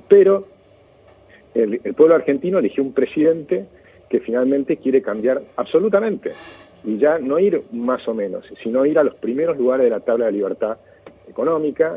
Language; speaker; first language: Spanish; native; Spanish